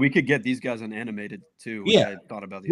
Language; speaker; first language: English; native; English